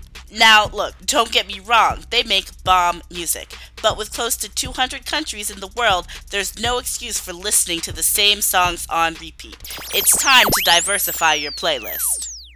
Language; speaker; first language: English; native; English